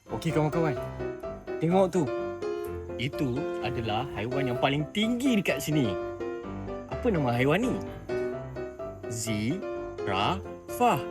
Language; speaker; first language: Malay; native; Malay